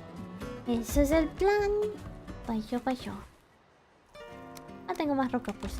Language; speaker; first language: Spanish; early bilingual, heritage; Spanish